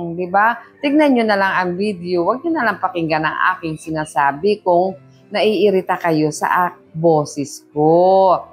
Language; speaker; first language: Filipino; non-native, local second language; Pampanga